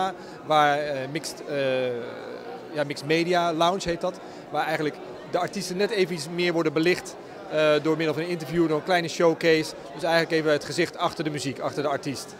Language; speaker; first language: Dutch; native; Dutch